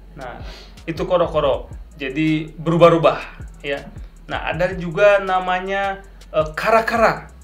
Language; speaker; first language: Indonesian; native; Indonesian